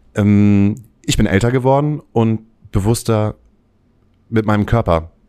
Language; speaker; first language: German; native; German